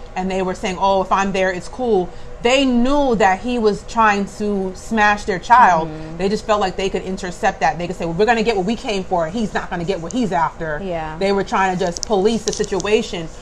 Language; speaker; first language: English; native; English